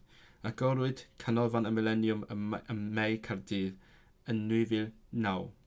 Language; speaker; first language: Welsh; non-native, learner; Cantonese